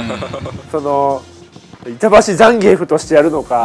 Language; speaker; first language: Japanese; native; Japanese